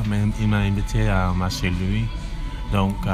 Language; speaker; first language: French; non-native, learner; English